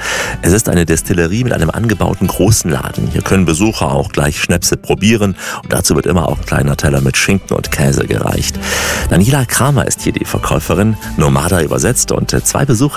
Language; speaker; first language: German; native; German